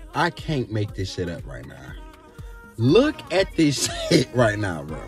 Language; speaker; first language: English; native; English